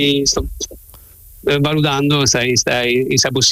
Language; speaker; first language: Spanish; non-native, learner; Italian